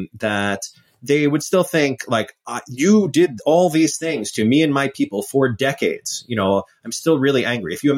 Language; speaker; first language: English; native; English